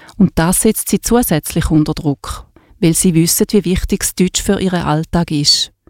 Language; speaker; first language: German; native; German